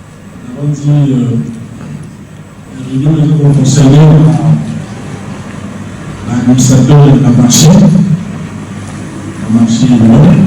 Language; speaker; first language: French; non-native, local second language; Lingala